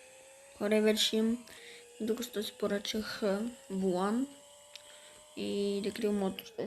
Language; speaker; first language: Bulgarian; native; Bulgarian